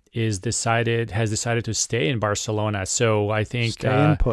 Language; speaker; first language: English; non-native, fluent; Serbian